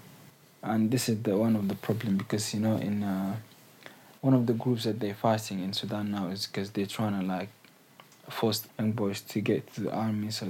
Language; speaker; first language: English; non-native, fluent; Arabic